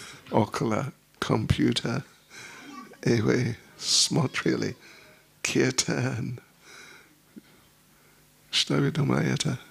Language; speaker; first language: Russian; non-native, learner; English